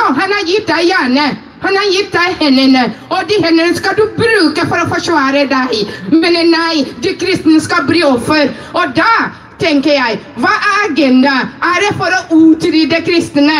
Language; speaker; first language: Norwegian; non-native, fluent; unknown